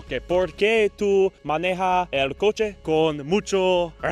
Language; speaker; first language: Spanish; non-native, learner; English